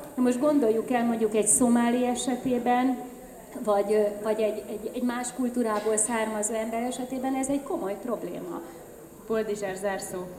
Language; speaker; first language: Hungarian; native; Hungarian